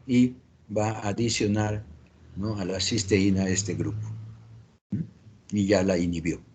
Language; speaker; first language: Spanish; native; Spanish